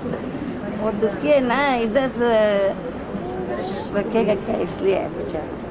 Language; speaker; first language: Hindi; non-native, local second language; Kannada